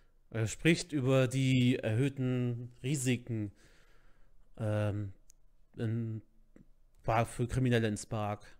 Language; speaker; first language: German; native; German